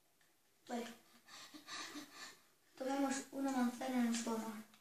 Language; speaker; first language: Spanish; native; Spanish